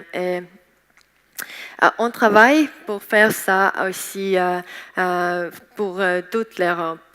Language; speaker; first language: French; non-native, learner; Estonian